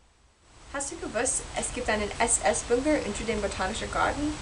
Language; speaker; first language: German; non-native, learner; English